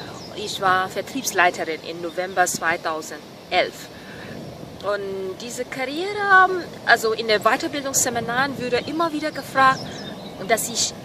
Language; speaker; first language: German; non-native, fluent; Burmese